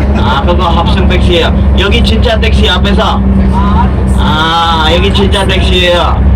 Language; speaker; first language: Korean; non-native, learner; Indonesian